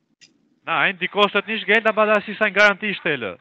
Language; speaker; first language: German; early bilingual, other home language; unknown